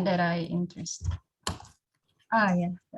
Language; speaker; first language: English; non-native, learner; Indonesian